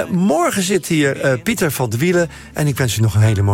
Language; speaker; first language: Dutch; native; Dutch